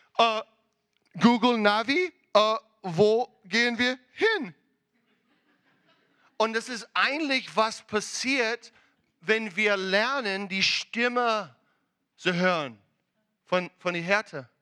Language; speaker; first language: German; non-native, learner; English